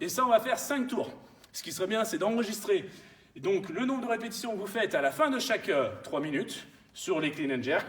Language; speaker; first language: French; native; French